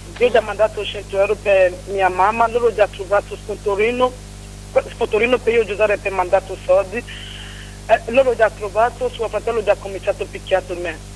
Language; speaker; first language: Italian; non-native, learner; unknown